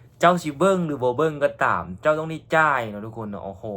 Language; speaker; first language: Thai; non-native, local second language; Northeastern Thai